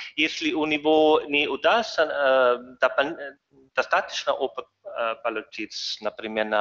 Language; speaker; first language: Russian; non-native, learner; German